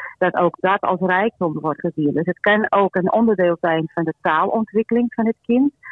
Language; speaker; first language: Dutch; non-native, fluent; Portuguese